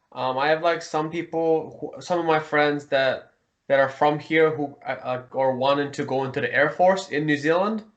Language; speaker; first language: English; early bilingual, heritage; Mongolian